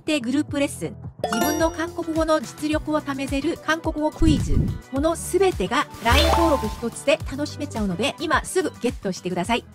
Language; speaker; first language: Japanese; native; Japanese